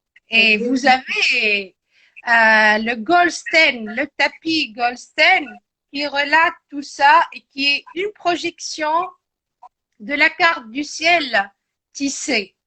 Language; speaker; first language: French; non-native, local second language; Arabic